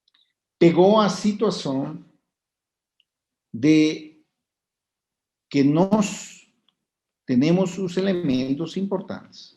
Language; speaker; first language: Portuguese; non-native, fluent; Spanish